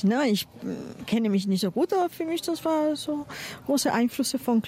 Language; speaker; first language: German; non-native, fluent; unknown